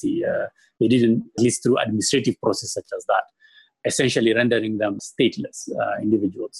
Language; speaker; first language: English; non-native, local second language; Somali